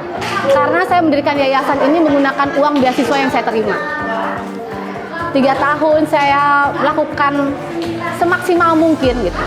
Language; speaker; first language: Indonesian; native; Indonesian